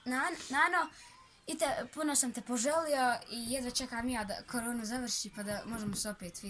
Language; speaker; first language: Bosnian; early bilingual, heritage; Bosnian